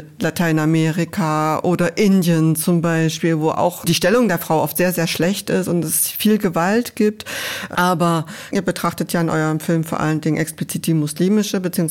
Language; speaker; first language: German; native; German